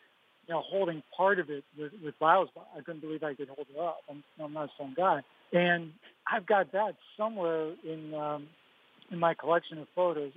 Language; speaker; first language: English; native; English